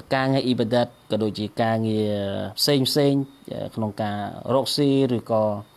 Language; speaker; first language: Khmer; non-native, local second language; Eastern Cham